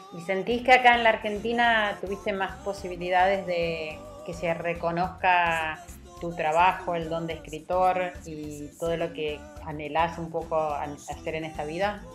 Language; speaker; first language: Spanish; native; Spanish